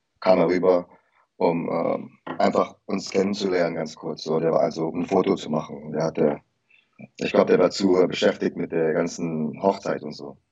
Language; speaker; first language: German; early bilingual, heritage; German